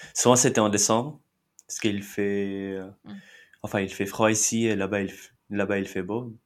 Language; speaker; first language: French; non-native, fluent; Marathi